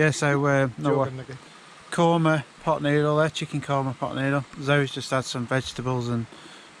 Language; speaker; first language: English; native; English